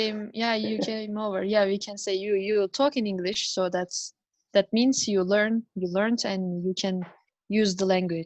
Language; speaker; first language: English; non-native, fluent; Turkish